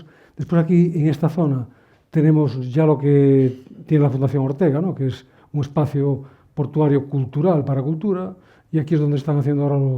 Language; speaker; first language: Spanish; native; Spanish